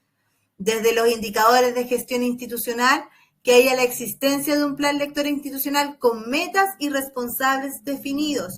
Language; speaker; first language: Spanish; native; Spanish